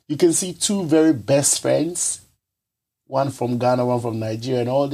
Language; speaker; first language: English; non-native, local second language; Ewe